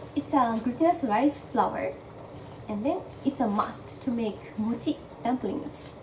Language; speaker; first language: English; non-native, fluent; Japanese